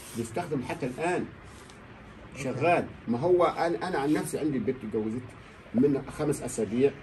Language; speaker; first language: Egyptian Arabic; non-native, local second language; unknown